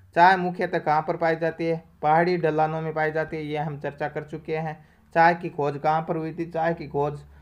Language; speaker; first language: Hindi; native; Hindi